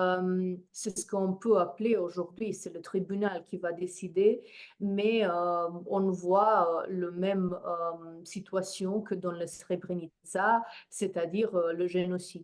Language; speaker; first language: French; non-native, fluent; Slovenian